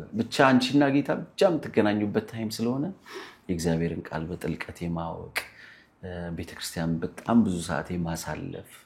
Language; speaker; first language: Amharic; native; Amharic